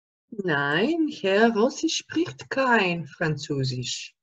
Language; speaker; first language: German; non-native, learner; Greek